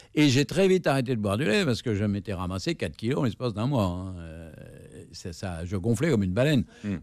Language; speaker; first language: French; native; French